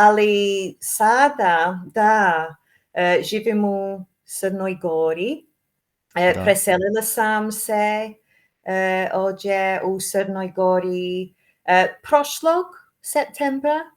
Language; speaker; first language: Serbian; non-native, learner; English